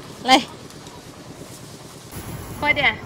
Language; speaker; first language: Chinese; non-native, learner; Indonesian